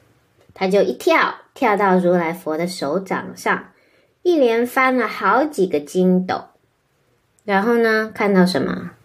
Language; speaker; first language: Chinese; native; Chinese